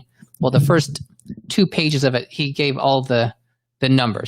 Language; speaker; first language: English; native; English